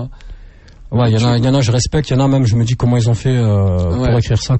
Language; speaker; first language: French; native; French